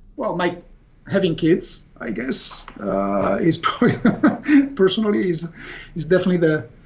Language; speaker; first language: English; non-native, fluent; Italian